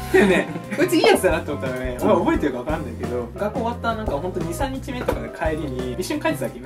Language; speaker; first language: Japanese; native; Japanese